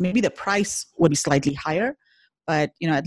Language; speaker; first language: English; non-native, local second language; Hindi